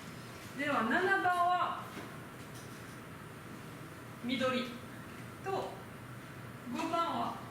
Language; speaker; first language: Japanese; non-native, learner; French